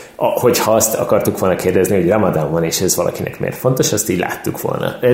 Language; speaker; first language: Hungarian; native; Hungarian